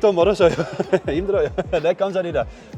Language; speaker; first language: Korean; non-native, learner; Dutch